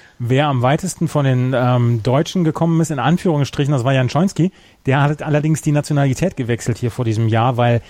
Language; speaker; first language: German; native; German